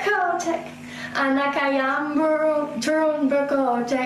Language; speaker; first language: Indonesian; non-native, learner; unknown